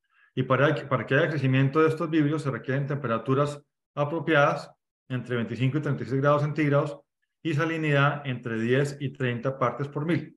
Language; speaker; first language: Spanish; native; Spanish